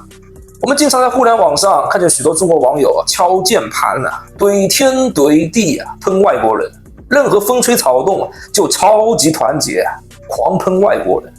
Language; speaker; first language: Chinese; native; Chinese